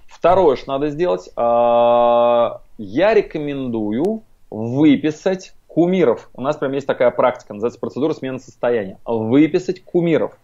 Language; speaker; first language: Russian; native; Russian